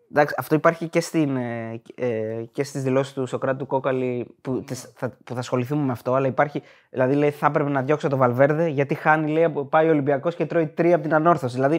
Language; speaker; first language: Greek; native; Greek